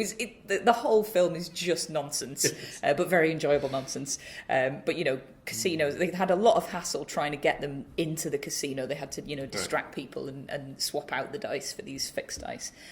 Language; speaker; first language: English; native; English